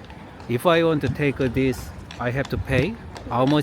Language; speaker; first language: English; non-native, learner; Korean